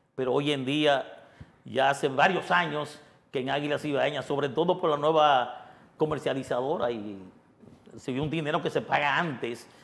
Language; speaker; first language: Spanish; native; Spanish